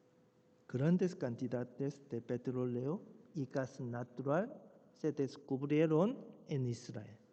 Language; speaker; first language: Spanish; non-native, fluent; Korean